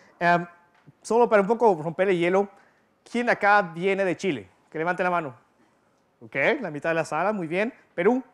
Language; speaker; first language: Spanish; early bilingual, heritage; Spanish